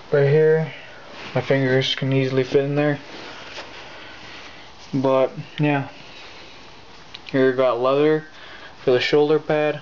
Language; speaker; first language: English; native; English